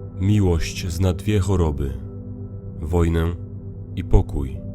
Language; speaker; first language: Polish; native; Polish